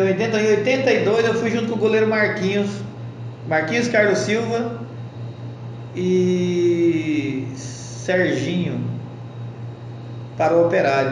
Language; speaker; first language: Portuguese; native; Portuguese